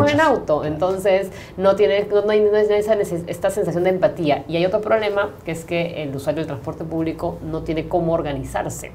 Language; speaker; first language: Spanish; native; Spanish